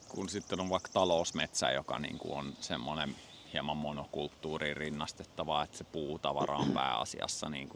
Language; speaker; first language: Finnish; native; Finnish